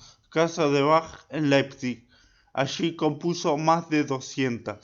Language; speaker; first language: Spanish; native; Spanish